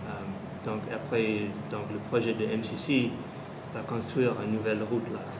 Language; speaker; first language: French; non-native, fluent; English